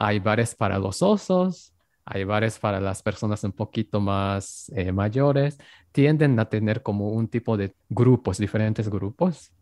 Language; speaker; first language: Spanish; non-native, fluent; Japanese